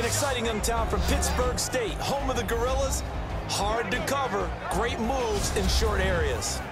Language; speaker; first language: English; native; English